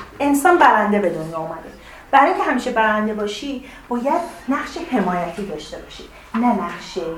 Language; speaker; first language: Persian; native; Persian